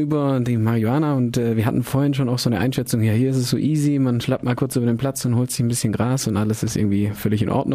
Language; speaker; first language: German; native; German